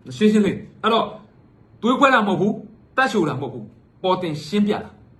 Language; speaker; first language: Burmese; native; Burmese